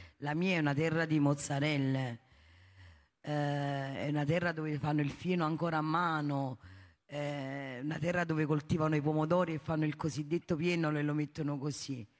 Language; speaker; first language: Italian; native; Italian